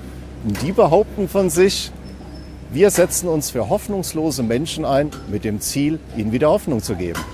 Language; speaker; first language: German; native; German